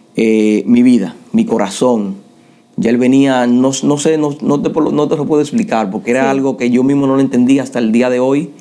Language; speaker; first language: Spanish; native; Spanish